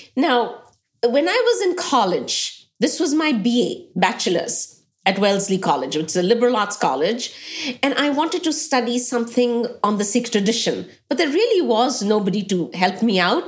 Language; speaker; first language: English; non-native, local second language; Punjabi